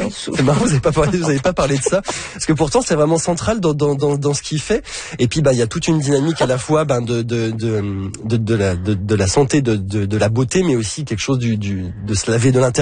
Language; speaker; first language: French; native; French